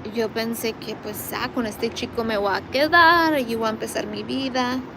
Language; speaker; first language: Spanish; early bilingual, heritage; Spanish